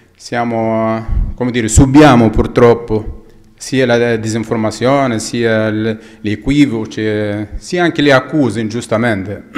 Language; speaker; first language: Italian; non-native, fluent; Arabic